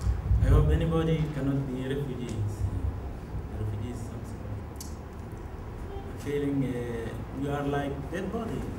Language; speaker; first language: English; non-native, learner; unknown